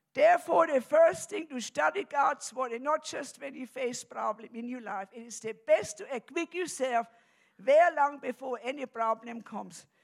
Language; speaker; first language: English; non-native, fluent; German